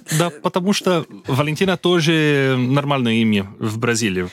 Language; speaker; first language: Russian; non-native, learner; Portuguese